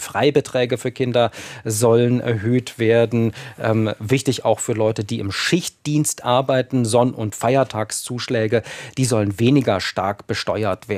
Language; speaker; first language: German; native; German